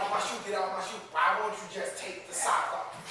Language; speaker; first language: English; native; English